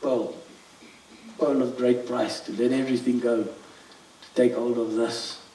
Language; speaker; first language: English; non-native, local second language; Afrikaans